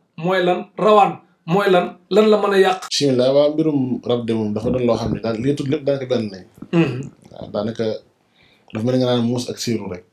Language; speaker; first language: Wolof; native; Wolof